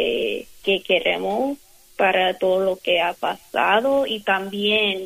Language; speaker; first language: Spanish; non-native, fluent; English